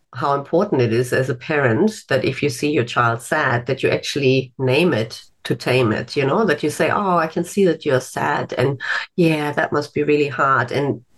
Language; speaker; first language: English; non-native, fluent; German